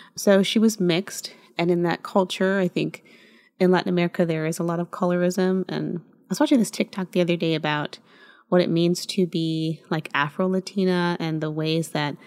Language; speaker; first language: English; early bilingual, other home language; Spanish